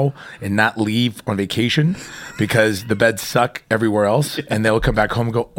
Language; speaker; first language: English; native; English